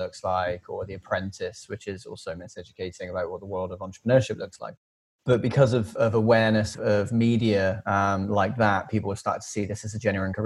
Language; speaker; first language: English; native; English